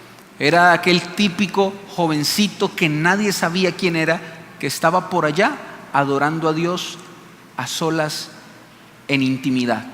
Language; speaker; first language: Spanish; native; Spanish